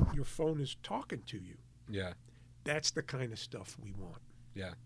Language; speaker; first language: English; native; English